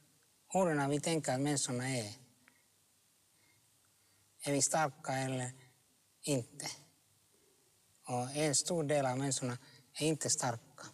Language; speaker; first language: Swedish; non-native, local second language; Finnish